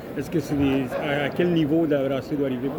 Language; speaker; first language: French; native; French